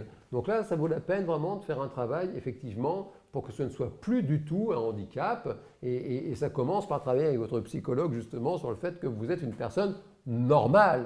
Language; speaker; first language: French; native; French